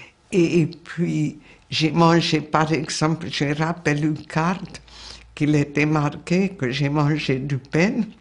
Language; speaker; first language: French; non-native, fluent; Hungarian